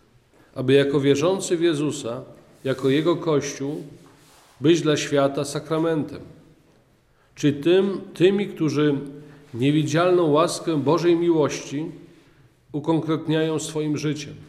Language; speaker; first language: Polish; native; Polish